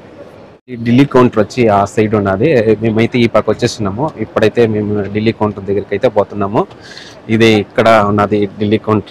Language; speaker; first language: Telugu; native; Telugu